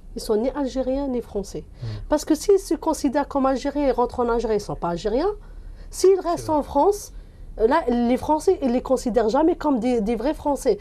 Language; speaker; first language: French; non-native, local second language; Arabic